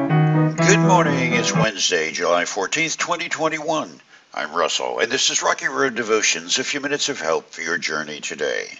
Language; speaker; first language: English; native; English